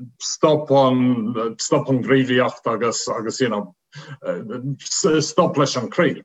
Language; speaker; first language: Irish; non-native, fluent; English